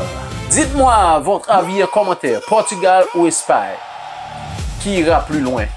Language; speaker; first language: French; non-native, local second language; Haitian Creole